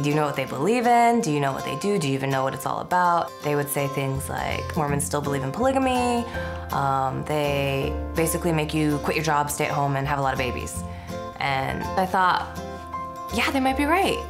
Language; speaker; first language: English; native; English